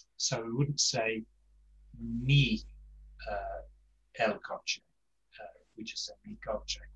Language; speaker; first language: Spanish; non-native, fluent; English